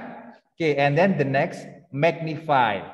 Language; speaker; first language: English; non-native, fluent; Indonesian